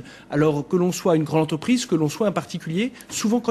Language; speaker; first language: French; native; French